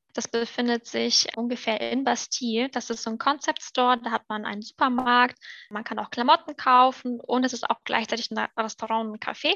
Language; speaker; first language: German; early bilingual, other home language; Russian